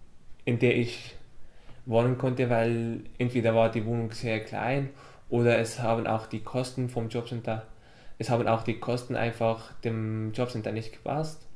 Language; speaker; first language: German; non-native, fluent; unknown